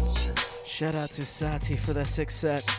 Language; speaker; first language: English; native; English